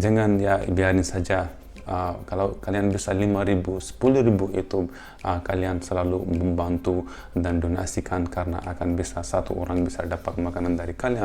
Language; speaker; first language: Indonesian; non-native, fluent; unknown